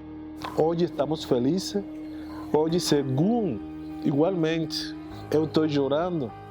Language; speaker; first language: Portuguese; non-native, fluent; Spanish